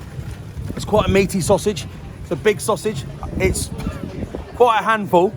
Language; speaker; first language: English; native; English